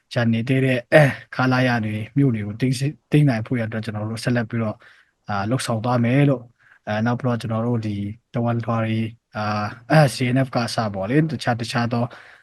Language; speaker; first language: Burmese; non-native, local second language; Hakha Chin